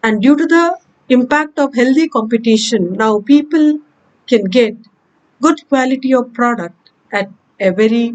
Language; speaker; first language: English; non-native, local second language; Kannada